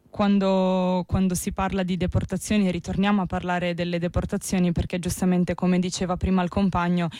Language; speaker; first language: Italian; native; Italian